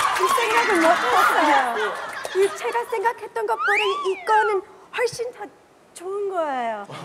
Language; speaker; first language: Korean; non-native, fluent; English